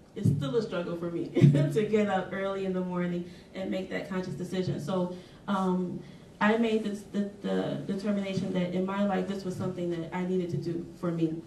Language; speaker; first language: English; native; English